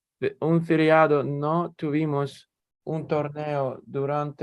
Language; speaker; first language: Spanish; non-native, learner; English